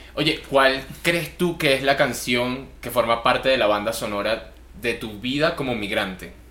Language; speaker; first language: Spanish; native; Spanish